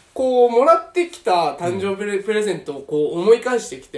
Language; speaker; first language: Japanese; native; Japanese